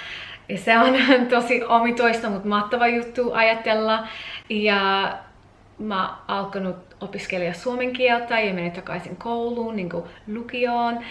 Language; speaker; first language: Finnish; non-native, learner; English